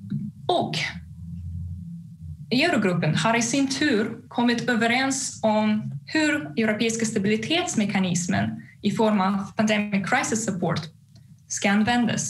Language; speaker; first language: Swedish; non-native, fluent; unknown